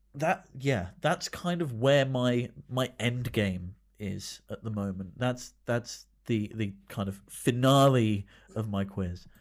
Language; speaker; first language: English; native; English